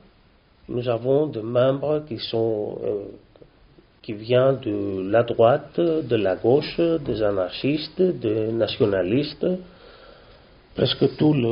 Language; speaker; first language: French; non-native, learner; Greek